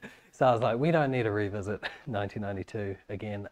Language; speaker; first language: English; native; English